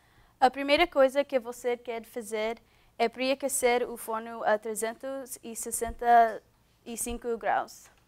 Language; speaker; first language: Portuguese; non-native, learner; English